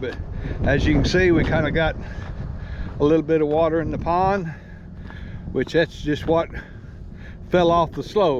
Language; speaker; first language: English; native; English